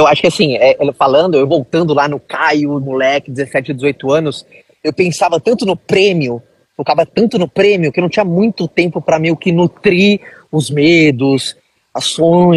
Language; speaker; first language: Portuguese; native; Portuguese